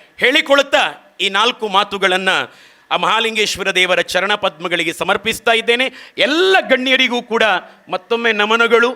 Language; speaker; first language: Kannada; native; Kannada